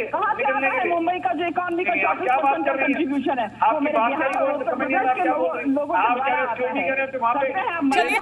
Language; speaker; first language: Hindi; native; Hindi